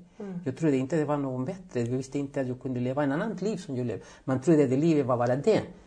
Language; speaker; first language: Swedish; non-native, fluent; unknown